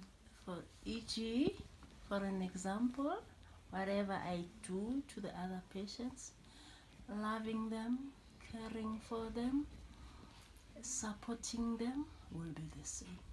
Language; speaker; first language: English; non-native, local second language; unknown